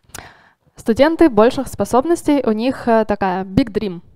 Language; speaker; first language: Russian; native; Russian